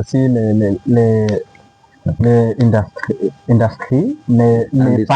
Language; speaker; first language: French; non-native, learner; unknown